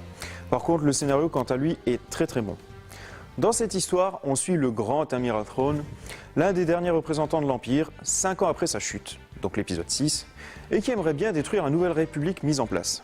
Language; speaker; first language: French; native; French